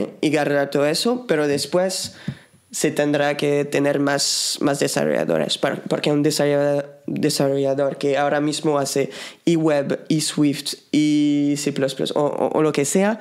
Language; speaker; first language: Spanish; non-native, fluent; French